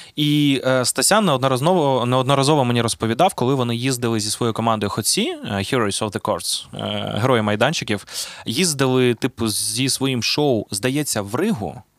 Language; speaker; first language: Ukrainian; native; Ukrainian